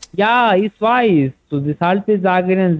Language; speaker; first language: German; non-native, learner; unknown